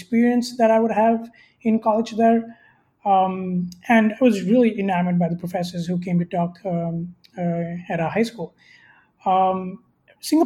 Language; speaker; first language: English; non-native, local second language; Hindi